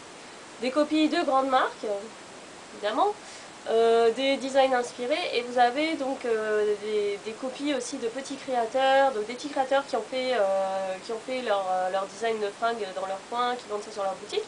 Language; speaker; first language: French; native; French